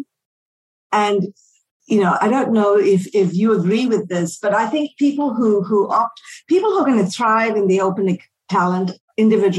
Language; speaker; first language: English; non-native, local second language; Tamil